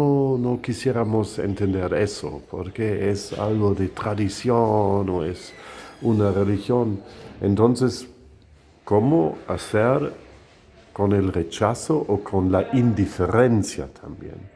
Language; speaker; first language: Spanish; non-native, fluent; German